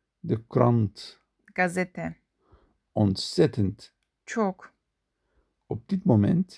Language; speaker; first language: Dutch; non-native, learner; Turkish